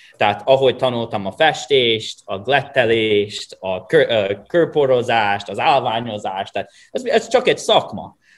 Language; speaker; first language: Hungarian; non-native, fluent; English